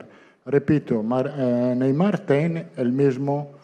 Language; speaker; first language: Portuguese; non-native, fluent; Italian